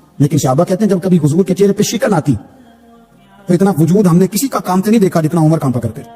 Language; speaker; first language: Urdu; non-native, local second language; Punjabi